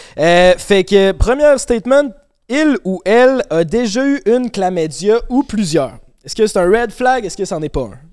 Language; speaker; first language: French; native; French